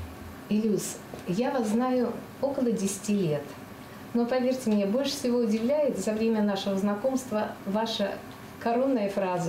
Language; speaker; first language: Russian; native; Russian